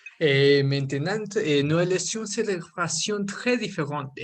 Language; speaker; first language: French; non-native, learner; Spanish